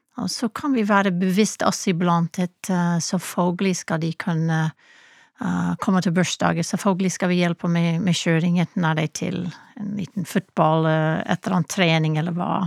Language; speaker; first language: Norwegian; non-native, fluent; English